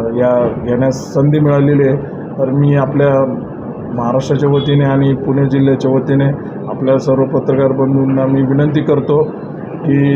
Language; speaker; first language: Hindi; native; Hindi